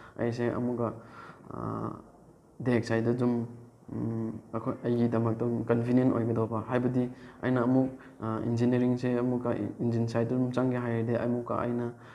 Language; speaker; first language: Manipuri; non-native, local second language; Rongmei Naga